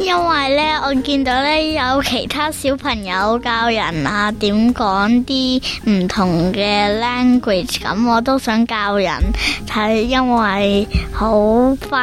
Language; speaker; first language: Cantonese; early bilingual, heritage; Cantonese